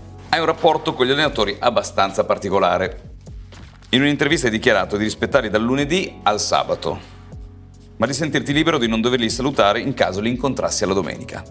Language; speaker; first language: Italian; native; Italian